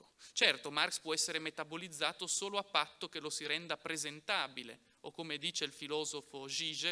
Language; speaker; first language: Italian; native; Italian